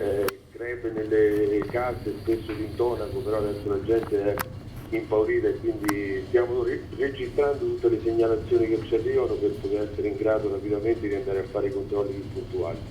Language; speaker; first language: Italian; native; Italian